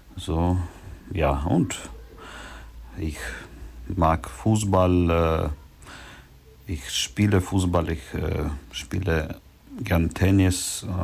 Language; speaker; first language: German; non-native, learner; Ukrainian